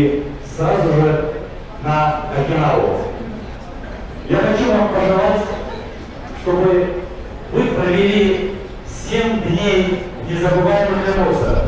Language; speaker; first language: Russian; native; Russian